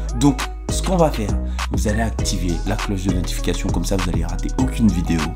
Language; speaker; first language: French; early bilingual, other home language; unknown